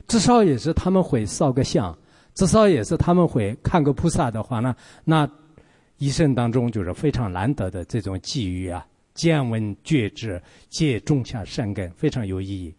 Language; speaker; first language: Chinese; non-native, local second language; Tibetan